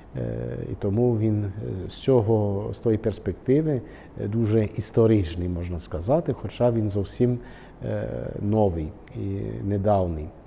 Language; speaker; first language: Ukrainian; early bilingual, heritage; Ukrainian